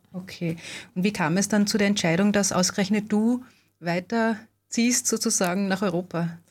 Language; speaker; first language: German; native; German